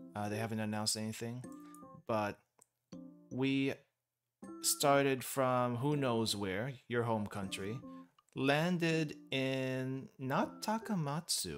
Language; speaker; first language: English; native; English